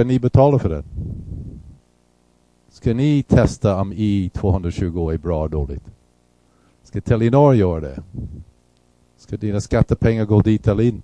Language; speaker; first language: Swedish; non-native, fluent; English